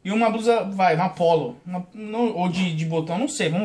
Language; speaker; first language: Portuguese; native; Portuguese